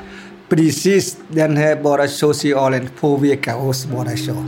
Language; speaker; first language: Swedish; non-native, learner; Vietnamese